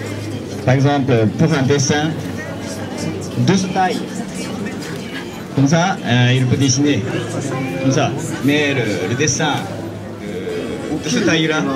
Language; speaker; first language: French; non-native, fluent; Japanese